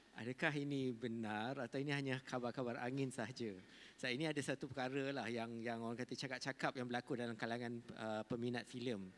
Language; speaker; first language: Malay; native; Malay